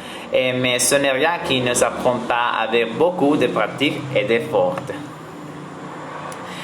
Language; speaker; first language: French; non-native, learner; Spanish